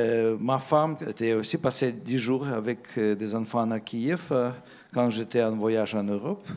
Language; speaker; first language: French; non-native, fluent; Russian